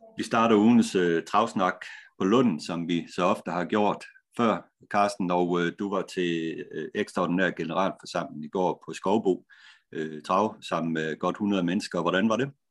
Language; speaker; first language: Danish; native; Danish